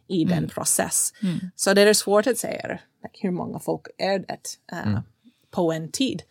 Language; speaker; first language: Swedish; non-native, fluent; English